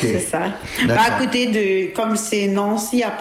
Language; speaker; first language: French; non-native, learner; Albanian